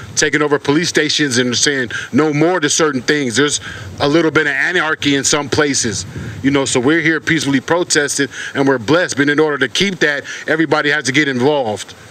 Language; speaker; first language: English; native; English